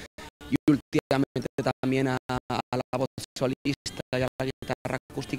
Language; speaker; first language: Spanish; native; Spanish